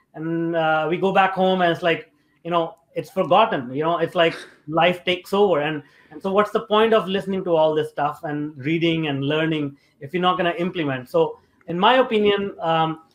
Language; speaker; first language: English; non-native, local second language; Hindi